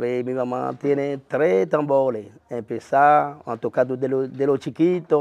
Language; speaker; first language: Spanish; non-native, learner; Haitian Creole